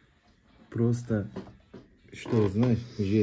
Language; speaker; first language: Russian; non-native, learner; Turkish